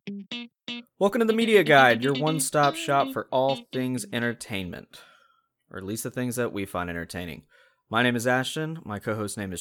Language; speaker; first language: English; native; English